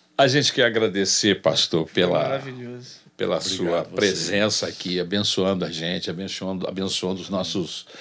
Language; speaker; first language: Portuguese; native; Portuguese